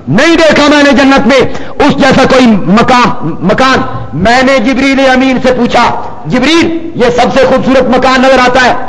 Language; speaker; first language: Urdu; non-native, local second language; Punjabi